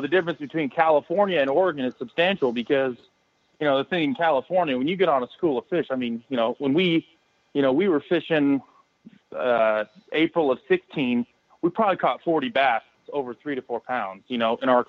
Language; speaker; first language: English; native; English